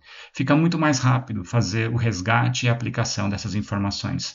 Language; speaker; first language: Portuguese; native; Portuguese